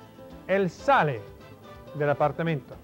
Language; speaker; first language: Spanish; non-native, fluent; English